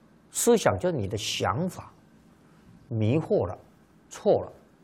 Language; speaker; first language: Chinese; native; Chinese